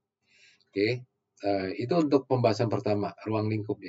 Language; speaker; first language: Indonesian; native; Indonesian